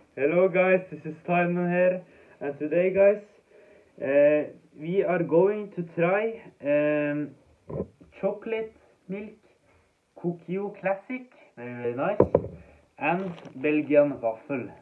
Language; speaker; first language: English; non-native, fluent; Danish